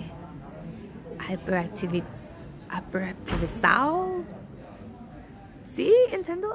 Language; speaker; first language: Portuguese; non-native, learner; English